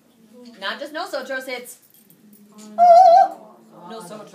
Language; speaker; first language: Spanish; non-native, fluent; English